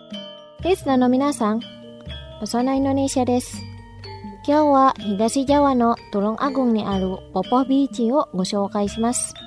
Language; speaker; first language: Japanese; non-native, fluent; Indonesian